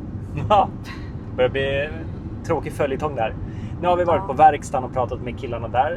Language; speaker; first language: Swedish; native; Swedish